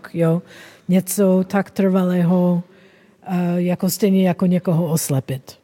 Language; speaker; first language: Czech; non-native, fluent; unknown